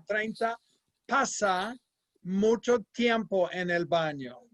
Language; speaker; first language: Spanish; non-native, fluent; English